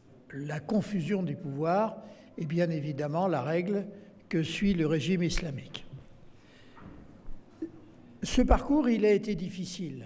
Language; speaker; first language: French; native; French